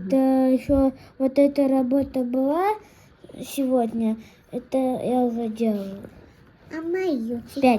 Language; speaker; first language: Russian; early bilingual, other home language; Armenian